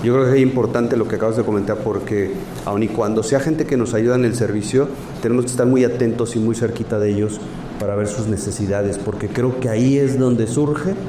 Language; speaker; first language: Spanish; native; Spanish